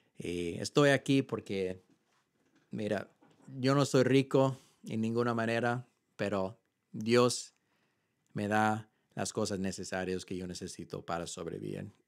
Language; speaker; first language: Spanish; early bilingual, heritage; Spanish